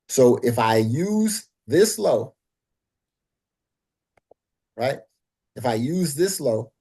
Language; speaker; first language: English; native; English